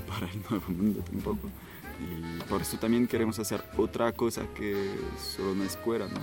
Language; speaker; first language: Spanish; non-native, fluent; French